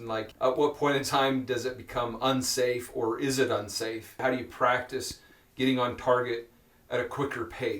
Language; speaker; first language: English; native; English